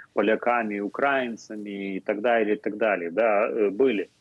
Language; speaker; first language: Russian; non-native, fluent; Lithuanian